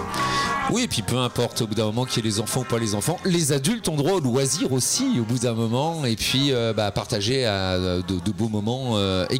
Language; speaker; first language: French; native; French